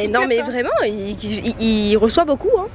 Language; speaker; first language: French; native; French